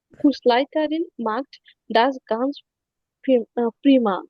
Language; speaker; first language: German; non-native, learner; Bangla